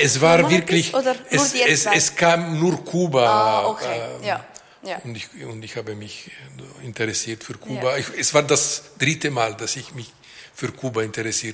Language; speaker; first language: German; non-native, local second language; French